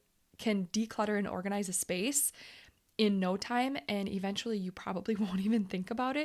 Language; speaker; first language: English; native; English